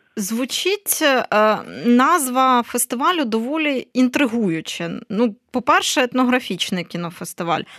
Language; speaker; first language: Ukrainian; native; Ukrainian